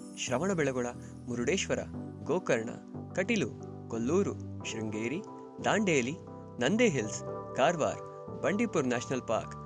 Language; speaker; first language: English; non-native, local second language; Kannada